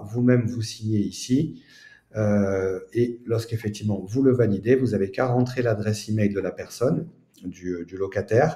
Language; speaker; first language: French; native; French